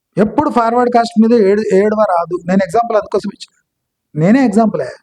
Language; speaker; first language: Telugu; non-native, local second language; Kannada